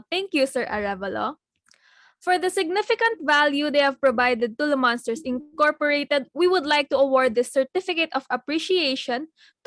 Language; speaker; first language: English; non-native, local second language; Filipino